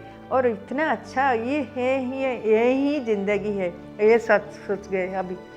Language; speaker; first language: Hindi; non-native, local second language; Odia